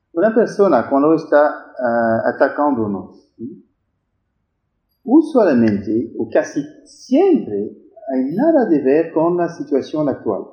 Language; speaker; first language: Spanish; non-native, fluent; French